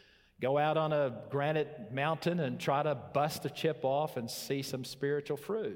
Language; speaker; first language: English; native; English